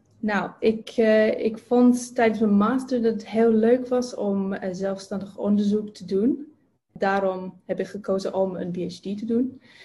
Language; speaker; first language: Dutch; non-native, fluent; English